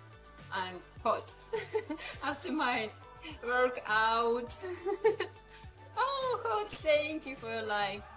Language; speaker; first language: English; non-native, learner; Russian